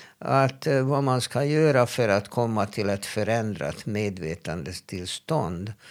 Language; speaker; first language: Swedish; non-native, fluent; Hebrew